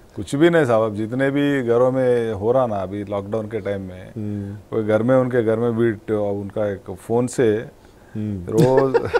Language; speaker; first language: Hindi; non-native, local second language; Telugu